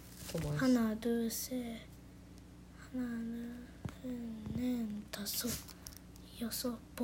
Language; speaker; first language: Korean; non-native, learner; Japanese